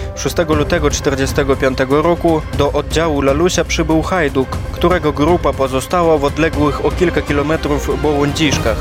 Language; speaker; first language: Polish; native; Polish